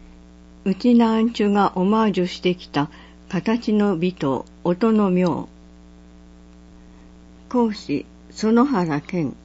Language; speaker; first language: Japanese; native; Japanese